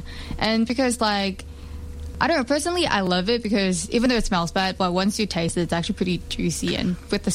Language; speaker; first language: English; non-native, local second language; Chinese